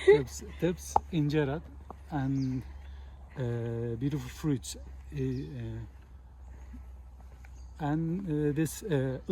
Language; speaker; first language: English; non-native, fluent; Turkish